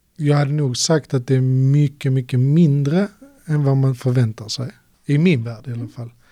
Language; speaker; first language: Swedish; native; Swedish